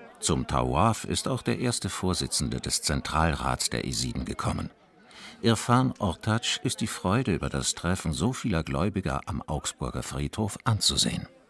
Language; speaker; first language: German; native; German